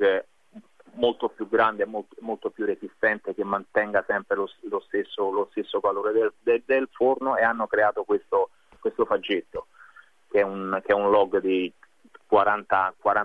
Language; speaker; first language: Italian; native; Italian